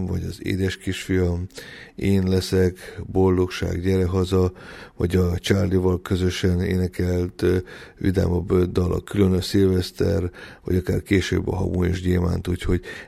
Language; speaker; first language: Hungarian; native; Hungarian